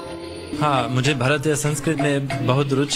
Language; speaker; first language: Hindi; non-native, learner; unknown